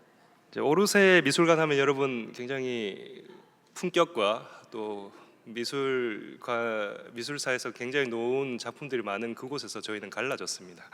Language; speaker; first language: Korean; native; Korean